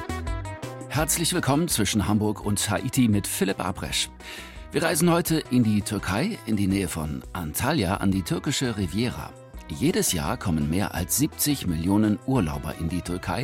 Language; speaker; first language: German; native; German